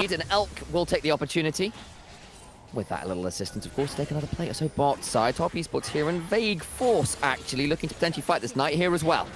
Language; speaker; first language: English; native; English